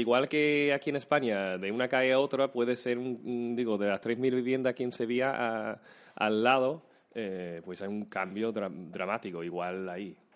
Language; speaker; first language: Spanish; non-native, fluent; English